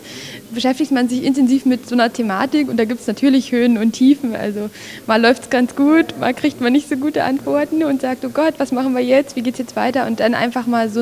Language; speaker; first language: German; native; German